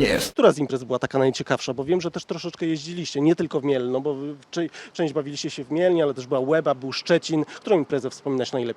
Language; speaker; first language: Polish; native; Polish